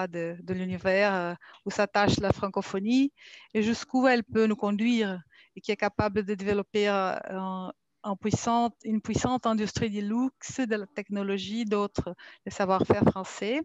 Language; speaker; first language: French; non-native, fluent; Portuguese